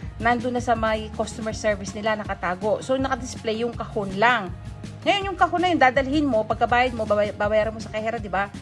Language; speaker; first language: Filipino; non-native, local second language; Pampanga